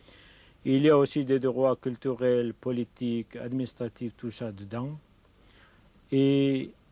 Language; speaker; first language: French; non-native, fluent; Kurdish